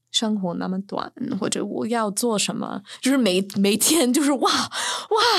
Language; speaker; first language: Chinese; non-native, fluent; English